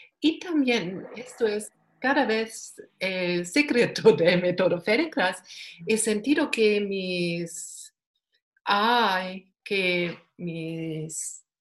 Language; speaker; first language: Spanish; non-native, learner; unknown